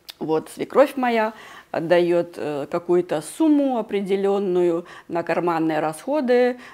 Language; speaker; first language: Russian; native; Russian